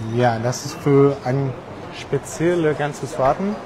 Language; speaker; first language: German; non-native, learner; Turkish